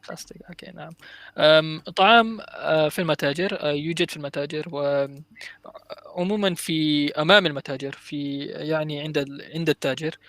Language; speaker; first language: Arabic; non-native, learner; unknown